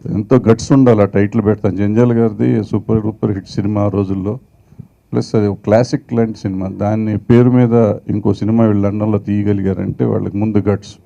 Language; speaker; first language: Telugu; native; Telugu